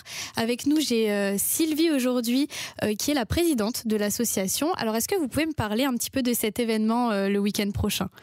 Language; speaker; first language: French; native; French